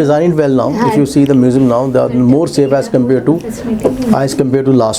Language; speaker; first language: English; non-native, fluent; Urdu